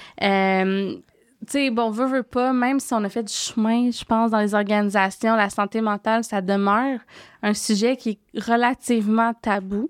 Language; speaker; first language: French; native; French